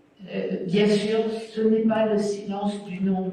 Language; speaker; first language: French; non-native, fluent; Spanish